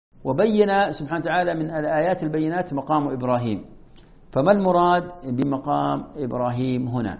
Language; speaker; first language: Arabic; native; Arabic